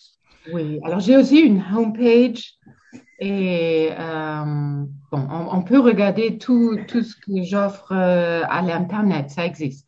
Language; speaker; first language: French; non-native, fluent; German